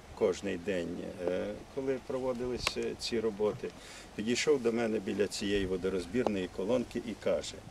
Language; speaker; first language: Ukrainian; native; Ukrainian